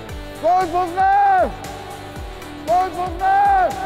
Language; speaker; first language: Korean; non-native, learner; Chinese